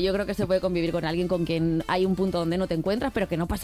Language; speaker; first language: Spanish; native; Spanish